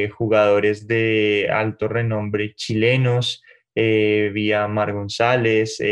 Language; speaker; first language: Spanish; native; Spanish